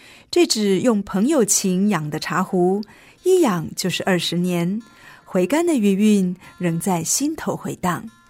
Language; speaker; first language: Chinese; native; Chinese